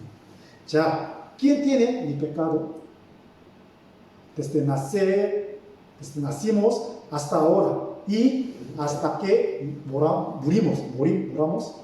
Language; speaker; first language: Spanish; non-native, fluent; Korean